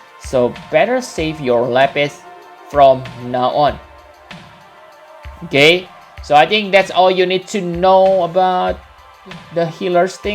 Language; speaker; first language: English; non-native, fluent; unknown